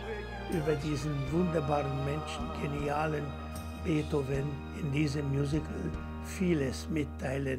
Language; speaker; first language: German; non-native, fluent; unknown